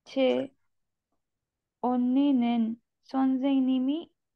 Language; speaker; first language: Korean; non-native, learner; Bangla